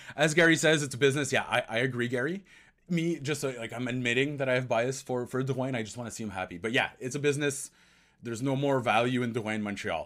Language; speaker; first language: English; native; English